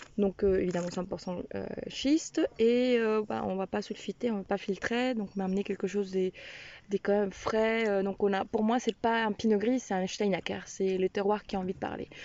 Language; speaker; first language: French; non-native, fluent; Spanish